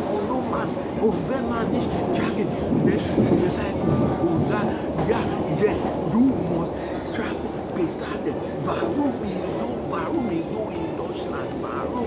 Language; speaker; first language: German; non-native, learner; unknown